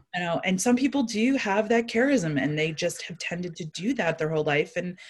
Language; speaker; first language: English; native; English